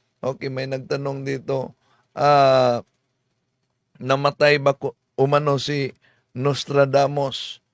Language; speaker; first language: Filipino; non-native, local second language; Cebuano